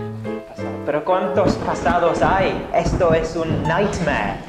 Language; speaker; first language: Spanish; non-native, learner; English